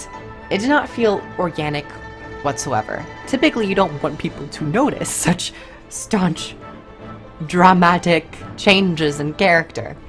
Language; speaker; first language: English; native; English